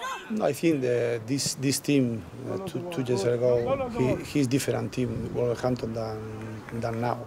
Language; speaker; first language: English; non-native, learner; Spanish